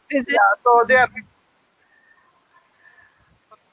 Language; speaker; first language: English; non-native, learner; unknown